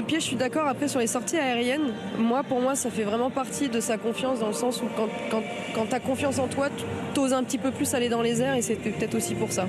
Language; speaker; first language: French; native; French